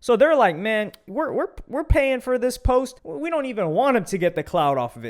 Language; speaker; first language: English; native; English